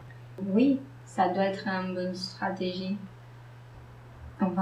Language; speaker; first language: French; early bilingual, other home language; Romanian